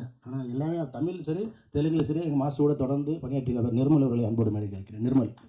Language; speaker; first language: Tamil; native; Tamil